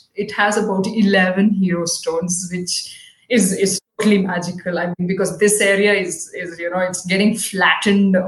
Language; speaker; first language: English; non-native, local second language; Kannada